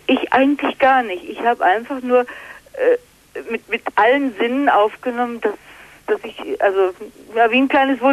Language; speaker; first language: German; native; German